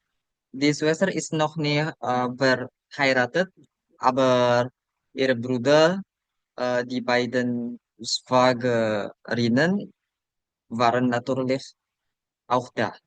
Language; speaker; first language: German; non-native, learner; Indonesian